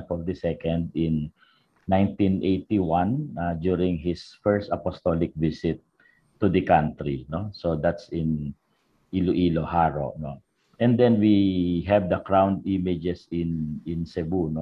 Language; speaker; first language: English; non-native, local second language; Filipino